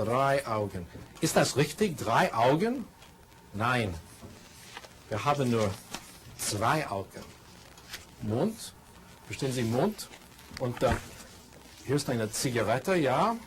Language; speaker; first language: German; non-native, fluent; English